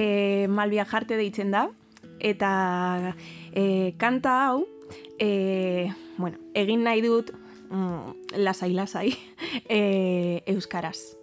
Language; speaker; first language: Basque; non-native, learner; Spanish